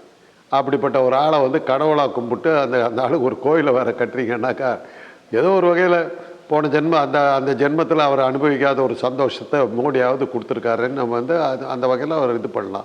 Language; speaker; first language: Tamil; native; Tamil